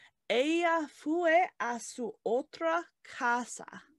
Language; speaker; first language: Spanish; non-native, learner; English